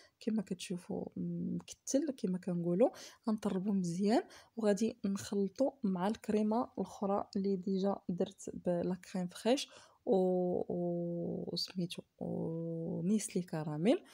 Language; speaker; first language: Arabic; native; Arabic